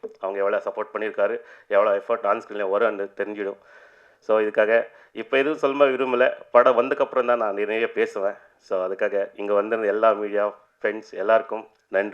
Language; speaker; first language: Tamil; non-native, fluent; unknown